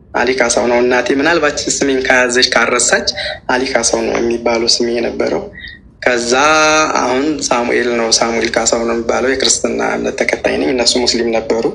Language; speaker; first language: Amharic; native; Amharic